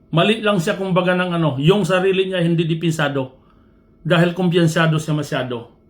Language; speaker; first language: Filipino; non-native, local second language; Cebuano